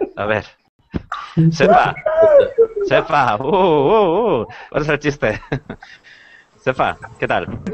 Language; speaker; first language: Spanish; native; Spanish